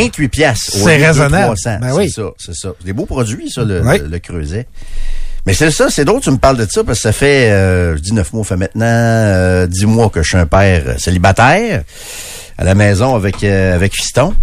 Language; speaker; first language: French; native; French